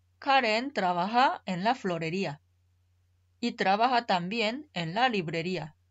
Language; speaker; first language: Spanish; non-native, fluent; Korean